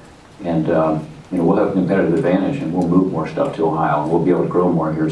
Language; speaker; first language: English; native; English